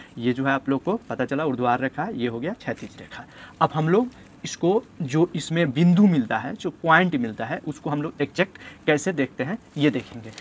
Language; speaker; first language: Hindi; native; Hindi